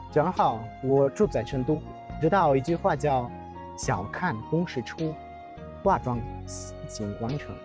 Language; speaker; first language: Chinese; non-native, fluent; Russian